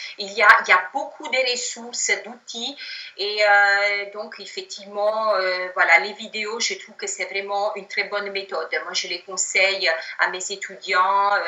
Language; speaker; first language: French; non-native, fluent; Italian